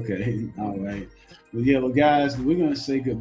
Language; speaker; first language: English; native; English